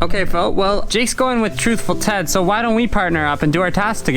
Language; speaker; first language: English; native; English